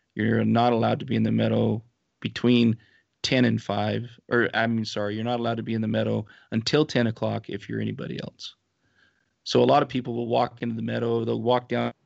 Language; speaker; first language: English; native; English